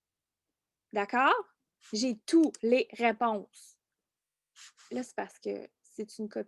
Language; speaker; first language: French; native; French